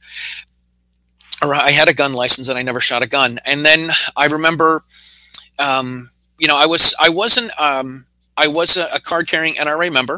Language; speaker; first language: English; native; English